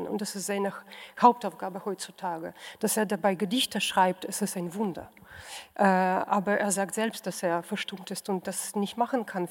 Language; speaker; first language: German; non-native, fluent; Russian